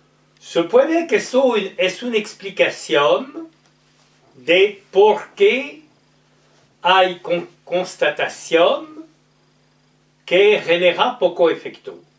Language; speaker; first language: Spanish; non-native, learner; French